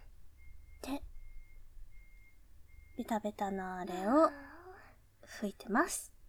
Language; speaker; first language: Japanese; native; Japanese